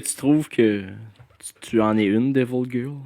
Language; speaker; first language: French; native; French